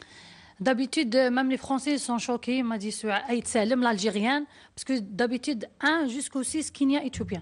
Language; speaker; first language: French; non-native, learner; Arabic